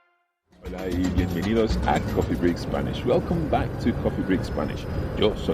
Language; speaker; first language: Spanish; non-native, fluent; English